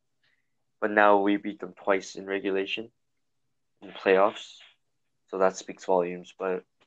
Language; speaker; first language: English; native; English